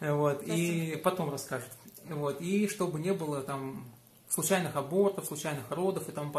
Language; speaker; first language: Russian; native; Russian